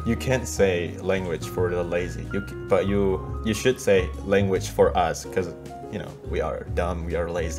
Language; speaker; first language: English; non-native, fluent; Indonesian